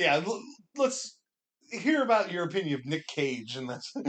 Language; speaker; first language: English; native; English